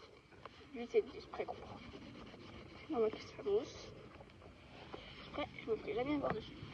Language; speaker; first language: French; native; French